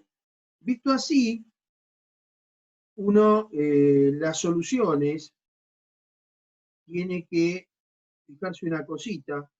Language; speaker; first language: Spanish; native; Spanish